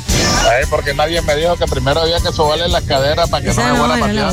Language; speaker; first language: Spanish; native; Spanish